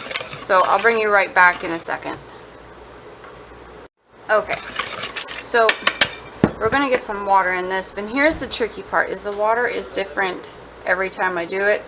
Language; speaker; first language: English; native; English